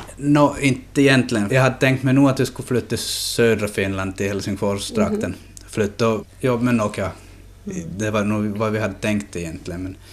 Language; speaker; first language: Swedish; native; Swedish